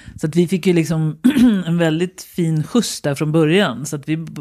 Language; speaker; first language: Swedish; native; Swedish